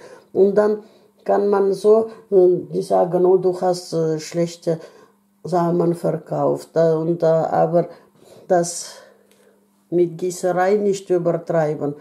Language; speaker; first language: German; non-native, fluent; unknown